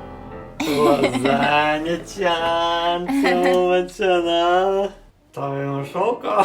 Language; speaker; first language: Japanese; non-native, learner; Serbian